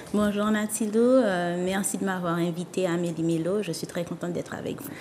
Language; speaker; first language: French; non-native, local second language; Haitian Creole